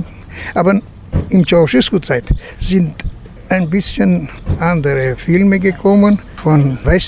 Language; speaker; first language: German; non-native, learner; Romanian